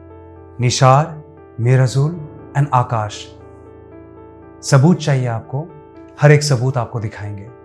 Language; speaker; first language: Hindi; non-native, local second language; Bangla